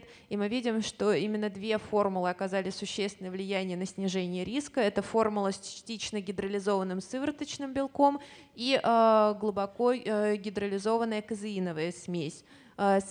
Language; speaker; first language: Russian; native; Russian